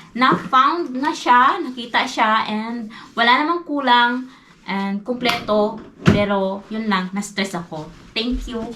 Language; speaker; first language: Filipino; non-native, local second language; Cebuano